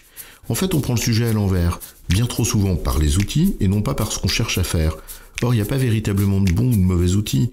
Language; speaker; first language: French; native; French